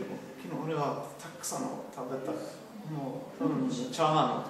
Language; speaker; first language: Japanese; non-native, learner; Swedish